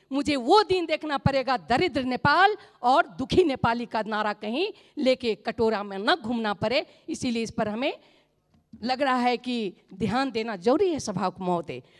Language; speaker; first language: Hindi; non-native, local second language; Maithili